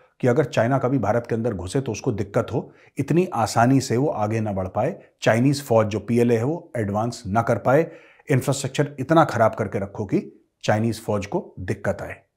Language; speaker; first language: Hindi; native; Hindi